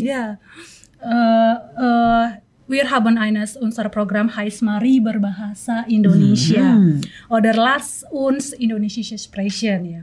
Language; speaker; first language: German; non-native, learner; Indonesian